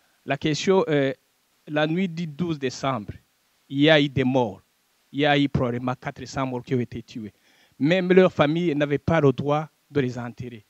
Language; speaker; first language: French; non-native, local second language; Rundi